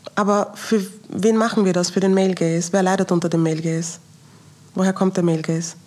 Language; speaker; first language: German; native; German